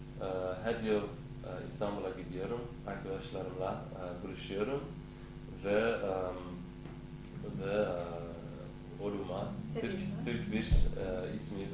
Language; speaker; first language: Turkish; non-native, learner; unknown